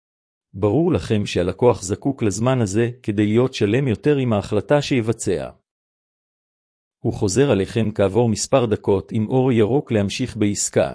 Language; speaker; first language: Hebrew; native; Hebrew